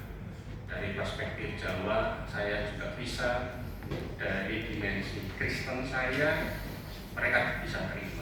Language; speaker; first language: Indonesian; native; Indonesian